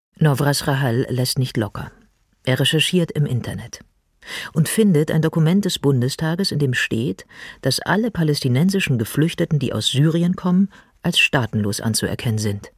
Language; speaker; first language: German; native; German